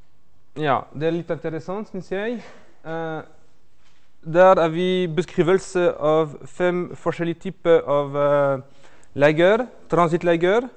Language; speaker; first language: Norwegian; non-native, fluent; French